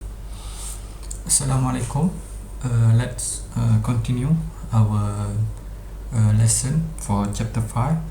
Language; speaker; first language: English; non-native, local second language; Malay